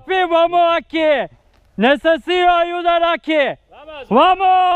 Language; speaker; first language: Spanish; non-native, learner; Turkish